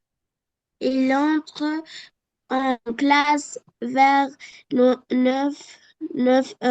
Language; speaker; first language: French; non-native, learner; Arabic